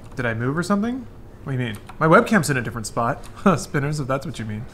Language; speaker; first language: English; native; English